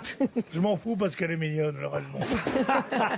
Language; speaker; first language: French; native; French